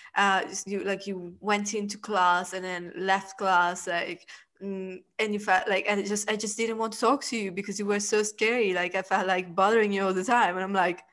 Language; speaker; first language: English; non-native, fluent; Italian